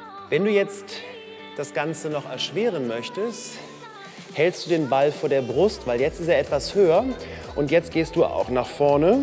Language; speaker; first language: German; native; German